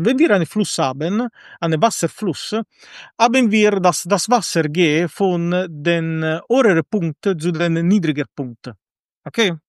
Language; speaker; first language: German; non-native, fluent; Italian